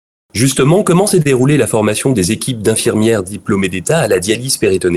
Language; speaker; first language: French; native; French